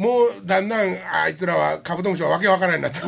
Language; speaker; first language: Japanese; native; Japanese